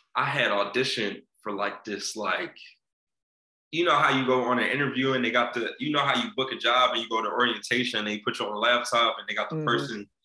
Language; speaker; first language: English; native; English